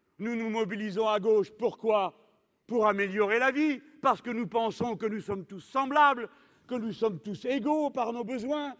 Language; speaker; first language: French; native; French